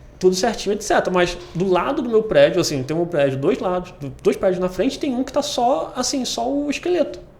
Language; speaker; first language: Portuguese; native; Portuguese